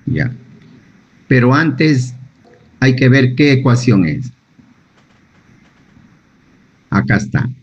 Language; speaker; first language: Spanish; native; Spanish